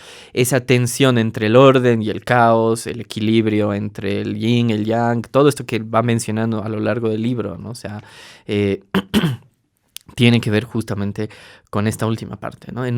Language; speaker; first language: Spanish; native; Spanish